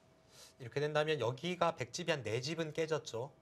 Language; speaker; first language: Korean; native; Korean